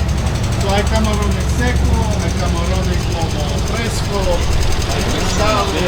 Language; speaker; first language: Spanish; non-native, learner; English